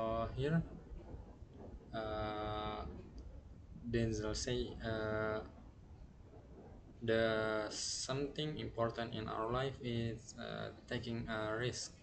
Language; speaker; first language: English; non-native, learner; Indonesian